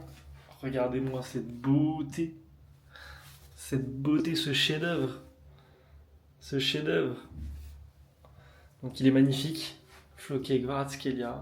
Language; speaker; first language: French; native; French